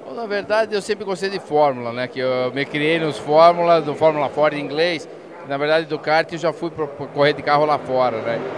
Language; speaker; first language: Portuguese; native; Portuguese